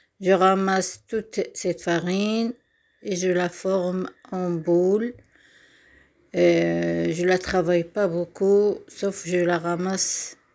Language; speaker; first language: French; non-native, local second language; Arabic